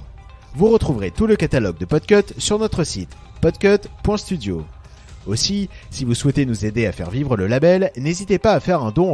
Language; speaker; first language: French; native; French